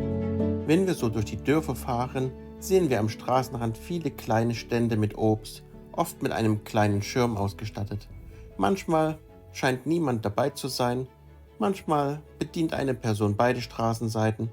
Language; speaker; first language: German; native; German